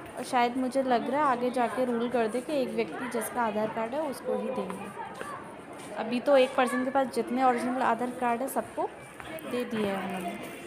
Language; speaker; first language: Hindi; native; Hindi